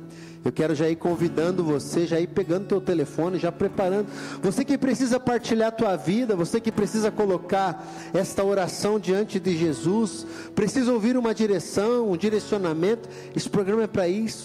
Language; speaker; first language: Portuguese; native; Portuguese